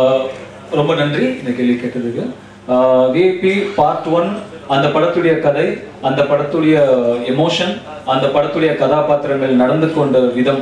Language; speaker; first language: Tamil; native; Tamil